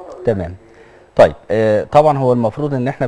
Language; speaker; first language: Arabic; native; Arabic